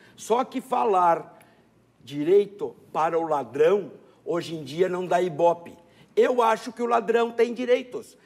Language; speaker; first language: Portuguese; native; Portuguese